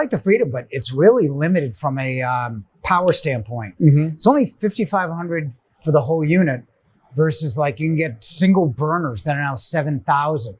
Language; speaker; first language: English; native; English